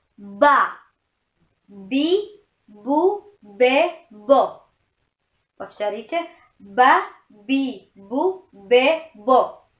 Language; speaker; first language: Russian; non-native, learner; Indonesian